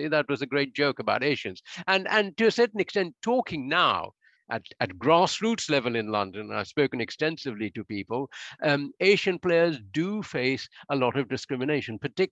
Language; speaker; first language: English; non-native, local second language; Bangla